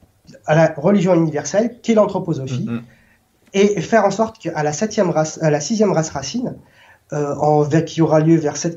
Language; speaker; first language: French; native; French